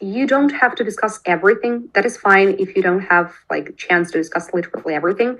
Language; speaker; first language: English; non-native, fluent; Russian